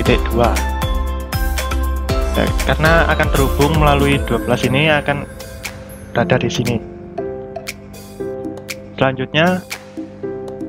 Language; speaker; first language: Indonesian; native; Indonesian